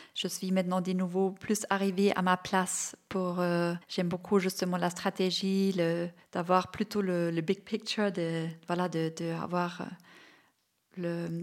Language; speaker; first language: French; non-native, fluent; German